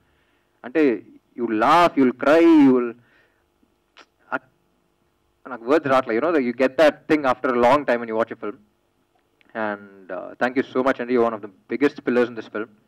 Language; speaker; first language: Telugu; native; Telugu